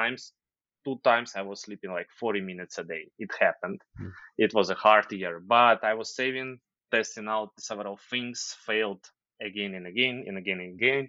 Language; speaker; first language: English; non-native, fluent; Ukrainian